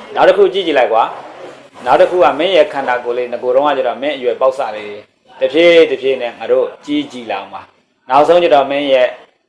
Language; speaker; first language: Burmese; native; Burmese